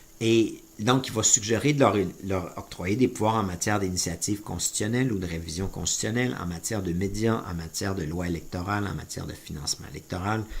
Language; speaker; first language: French; native; French